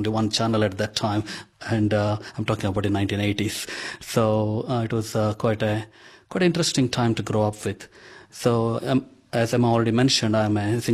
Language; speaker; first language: English; non-native, local second language; Konkani